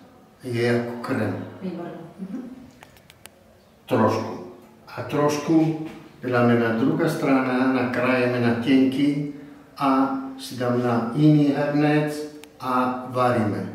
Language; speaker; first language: Czech; non-native, learner; Italian